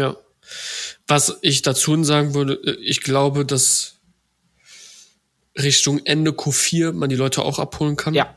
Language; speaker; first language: German; native; German